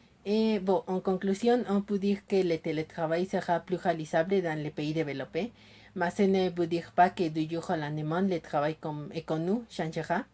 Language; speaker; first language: French; non-native, learner; Spanish